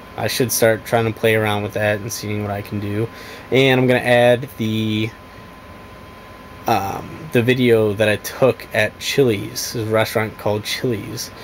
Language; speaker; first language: English; native; English